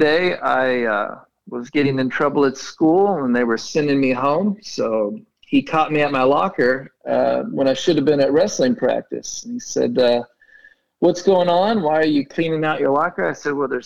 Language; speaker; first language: English; native; English